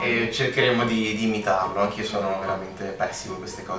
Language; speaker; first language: Italian; native; Italian